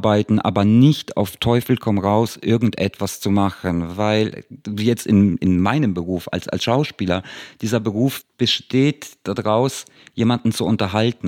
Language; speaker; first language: German; early bilingual, other home language; Polish